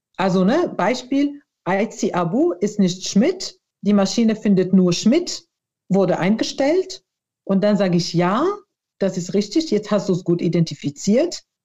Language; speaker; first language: German; non-native, fluent; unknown